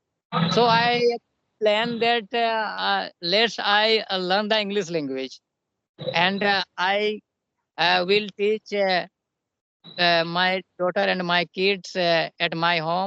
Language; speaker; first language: English; non-native, learner; Hindi